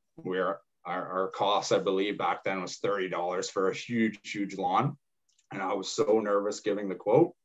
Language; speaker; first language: English; native; English